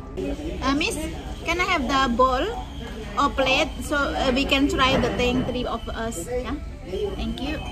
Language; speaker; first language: English; non-native, learner; Indonesian